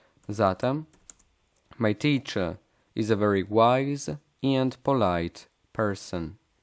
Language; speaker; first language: English; non-native, fluent; Polish